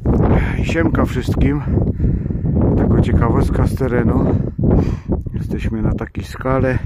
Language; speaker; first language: Polish; native; Polish